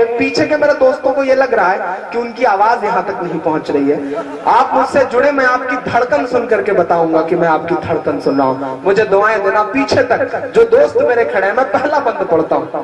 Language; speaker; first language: Hindi; native; Hindi